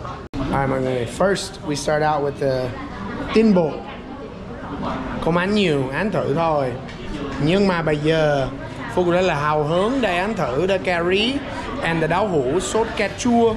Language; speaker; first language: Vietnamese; non-native, fluent; English